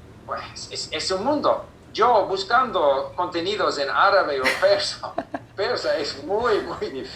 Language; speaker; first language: Spanish; non-native, fluent; English